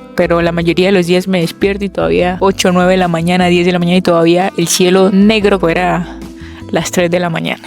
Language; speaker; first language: Spanish; native; Spanish